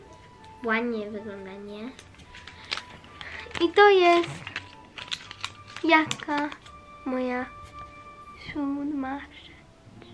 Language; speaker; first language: Polish; early bilingual, heritage; Polish